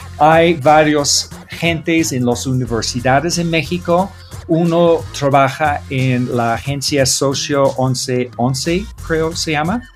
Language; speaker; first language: Spanish; non-native, learner; English